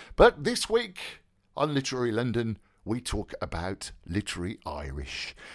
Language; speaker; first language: English; native; English